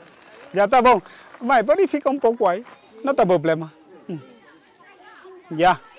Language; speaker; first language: Portuguese; non-native, learner; Vietnamese